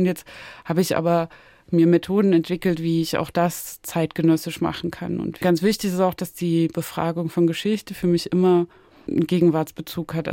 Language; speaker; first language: German; native; German